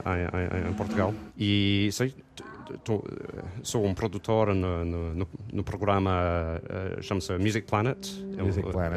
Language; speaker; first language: Portuguese; non-native, learner; English